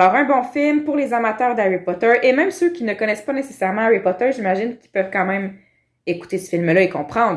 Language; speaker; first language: French; native; French